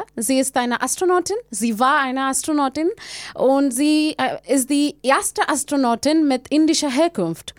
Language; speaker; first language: German; non-native, learner; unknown